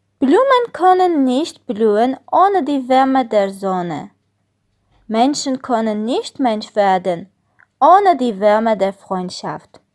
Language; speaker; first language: German; non-native, learner; Armenian